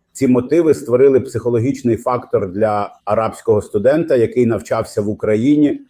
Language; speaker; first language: Ukrainian; non-native, fluent; Arabic